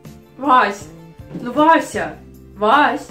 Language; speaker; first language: Turkish; non-native, fluent; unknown